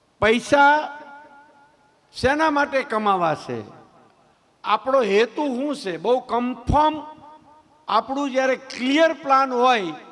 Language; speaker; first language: Gujarati; native; Gujarati